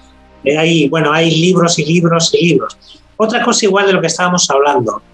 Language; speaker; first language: Spanish; native; Spanish